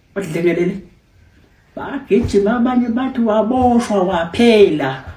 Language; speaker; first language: Zulu; native; Zulu